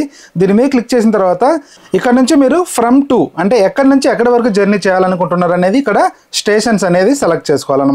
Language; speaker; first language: Telugu; native; Telugu